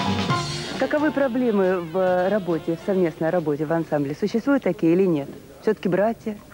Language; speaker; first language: Russian; native; Russian